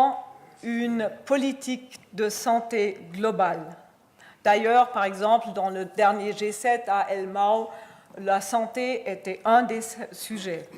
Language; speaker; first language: French; non-native, fluent; German